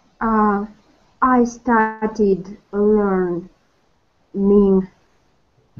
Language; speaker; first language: English; non-native, learner; Russian